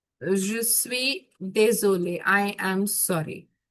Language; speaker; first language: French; non-native, fluent; Hindi